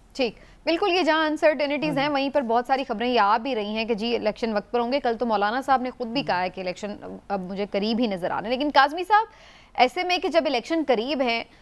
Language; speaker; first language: Urdu; native; Urdu